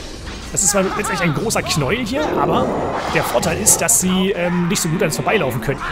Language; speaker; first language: German; native; German